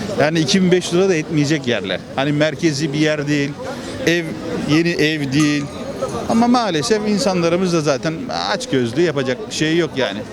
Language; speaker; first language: Turkish; native; Turkish